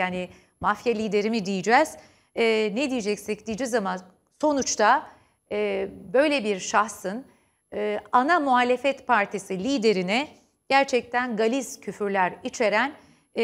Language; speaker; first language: Turkish; native; Turkish